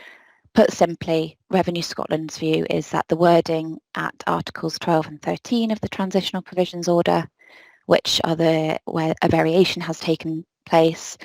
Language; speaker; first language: English; native; English